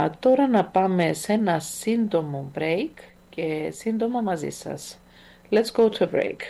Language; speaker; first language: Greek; early bilingual, heritage; English